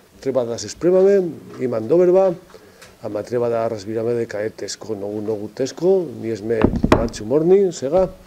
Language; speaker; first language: Macedonian; non-native, fluent; Spanish